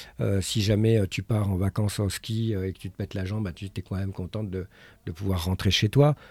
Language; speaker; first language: French; early bilingual, other home language; Arabic